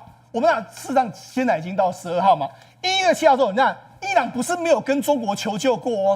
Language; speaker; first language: Chinese; native; Chinese